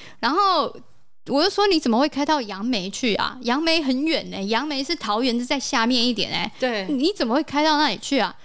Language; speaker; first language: Chinese; native; Chinese